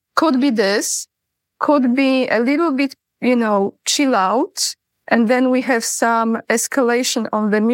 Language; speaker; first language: English; non-native, fluent; Polish